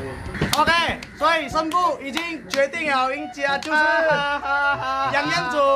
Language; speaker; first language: Chinese; native; Chinese